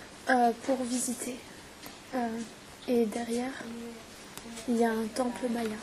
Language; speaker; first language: French; non-native, learner; English